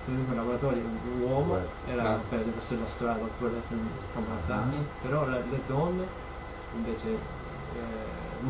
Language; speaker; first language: Italian; non-native, learner; Japanese